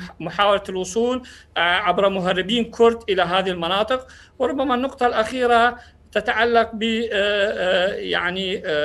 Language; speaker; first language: Arabic; non-native, local second language; Central Kurdish